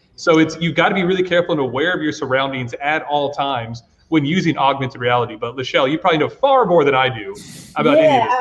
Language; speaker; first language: English; native; English